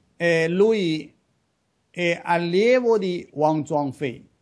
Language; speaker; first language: Italian; non-native, learner; Chinese